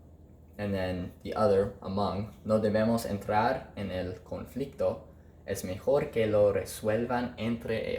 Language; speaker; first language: Spanish; non-native, learner; English